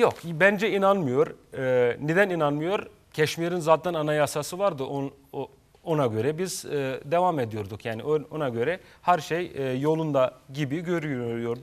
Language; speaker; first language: Turkish; non-native, fluent; Kashmiri